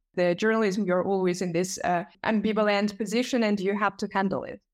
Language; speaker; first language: English; non-native, fluent; Ukrainian